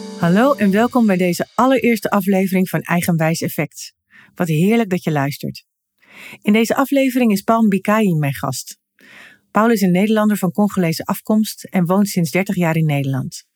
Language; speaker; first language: Dutch; native; Dutch